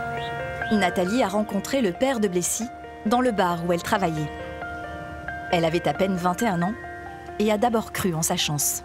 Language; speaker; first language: French; native; French